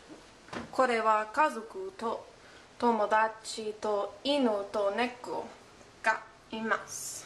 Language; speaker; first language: Japanese; non-native, learner; English